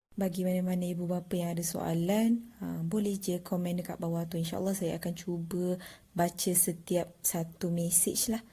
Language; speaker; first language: Malay; native; Malay